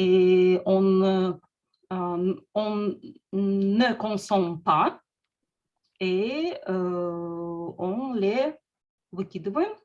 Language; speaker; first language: French; non-native, learner; Russian